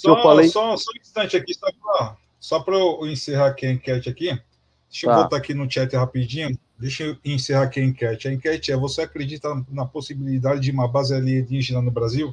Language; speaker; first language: Portuguese; native; Portuguese